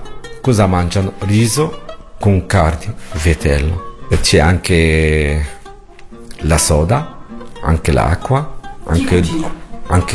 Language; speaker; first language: Italian; non-native, learner; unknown